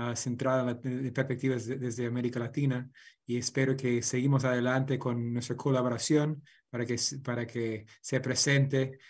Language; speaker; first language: Spanish; non-native, fluent; English